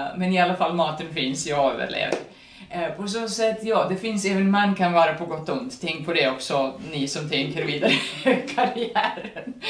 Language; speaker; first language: Swedish; non-native, fluent; Serbian